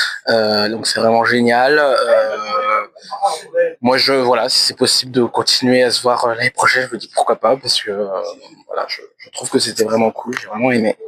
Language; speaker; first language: French; native; French